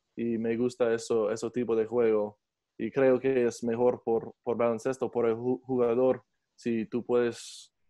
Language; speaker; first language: Spanish; non-native, learner; English